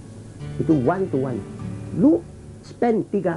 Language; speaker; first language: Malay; non-native, local second language; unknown